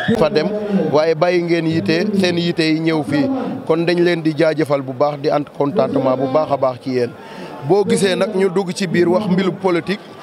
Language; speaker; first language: Wolof; non-native, local second language; Serer